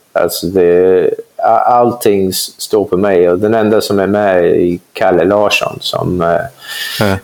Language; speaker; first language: Swedish; non-native, fluent; English